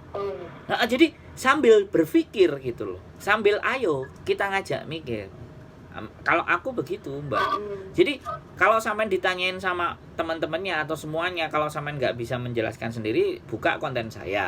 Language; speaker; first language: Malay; non-native, local second language; Javanese